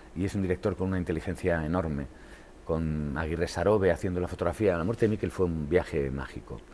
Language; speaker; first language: Spanish; native; Spanish